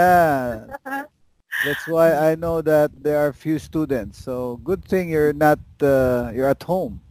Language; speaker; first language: English; non-native, local second language; Filipino